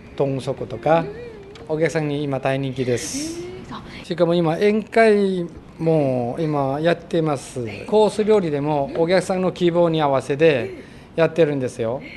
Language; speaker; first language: Japanese; non-native, fluent; Chinese